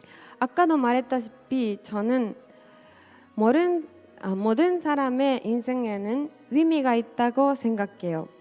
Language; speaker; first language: Korean; non-native, fluent; Japanese